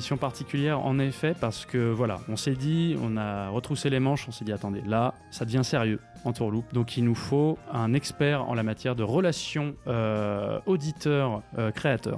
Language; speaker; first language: French; native; French